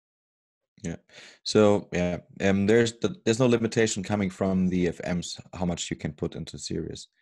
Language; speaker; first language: English; non-native, fluent; German